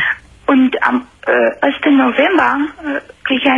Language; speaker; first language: German; non-native, fluent; Romanian